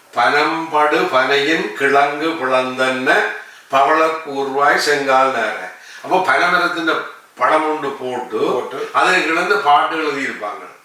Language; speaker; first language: Tamil; native; Tamil